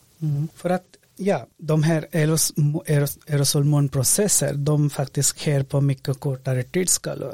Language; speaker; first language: Swedish; non-native, fluent; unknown